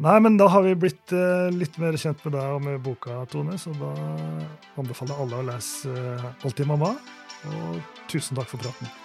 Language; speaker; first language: Norwegian; native; Norwegian